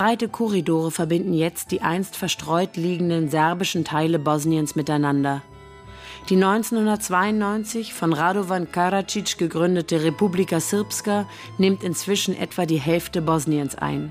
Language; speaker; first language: German; native; German